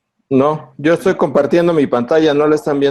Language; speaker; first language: Spanish; native; Spanish